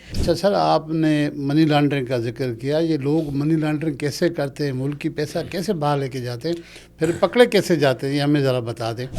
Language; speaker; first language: Urdu; non-native, local second language; Sindhi